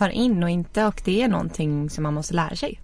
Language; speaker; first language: Swedish; native; Swedish